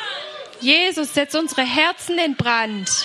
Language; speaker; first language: German; native; German